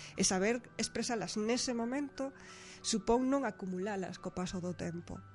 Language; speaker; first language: Galician; non-native, local second language; Spanish